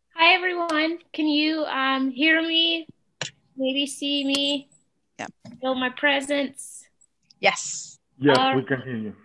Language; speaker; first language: English; native; English